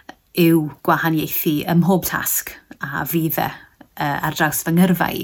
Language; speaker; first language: Welsh; native; Welsh